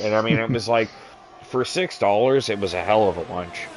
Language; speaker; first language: English; native; English